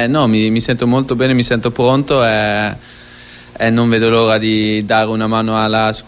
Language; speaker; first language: Italian; non-native, fluent; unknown